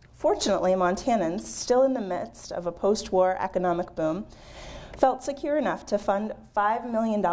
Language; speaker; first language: English; native; English